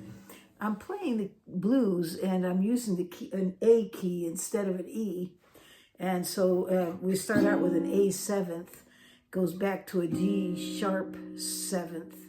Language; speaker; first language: English; native; English